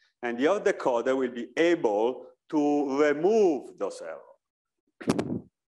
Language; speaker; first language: English; non-native, fluent; Italian